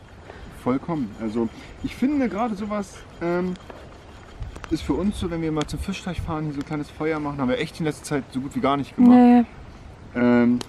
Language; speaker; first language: German; native; German